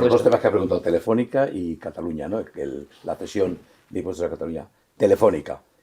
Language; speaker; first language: Spanish; native; Spanish